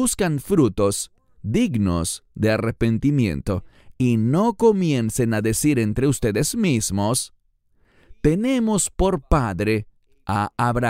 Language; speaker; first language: Spanish; native; Spanish